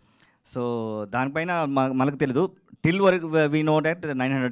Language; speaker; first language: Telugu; non-native, learner; Kannada